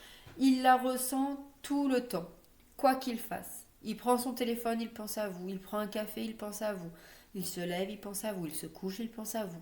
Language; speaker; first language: French; native; French